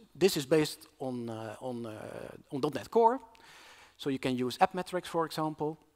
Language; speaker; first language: English; non-native, fluent; Dutch